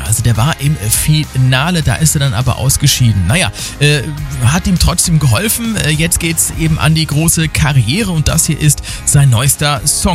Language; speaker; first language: German; native; German